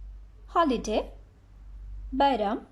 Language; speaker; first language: English; non-native, fluent; Bangla